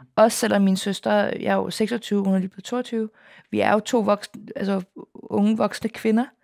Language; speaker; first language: Danish; native; Danish